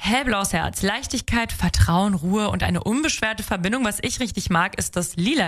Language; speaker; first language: German; native; German